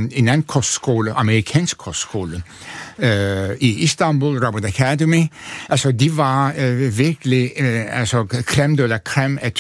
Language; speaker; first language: Danish; non-native, fluent; Turkish